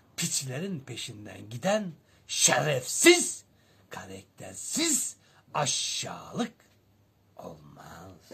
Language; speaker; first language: Turkish; native; Turkish